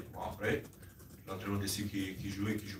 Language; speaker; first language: French; non-native, learner; Romanian